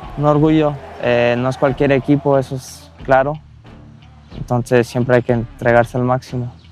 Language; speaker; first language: Spanish; early bilingual, heritage; Spanish